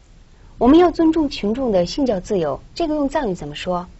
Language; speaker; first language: Chinese; non-native, local second language; Tibetan